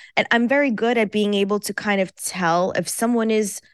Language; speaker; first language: English; early bilingual, other home language; Persian